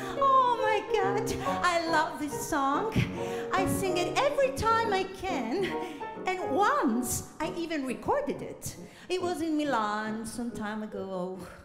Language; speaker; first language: English; non-native, fluent; Italian